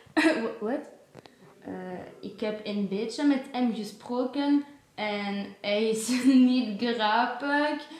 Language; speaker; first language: Dutch; non-native, learner; French